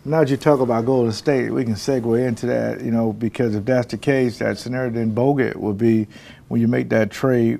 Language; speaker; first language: English; native; English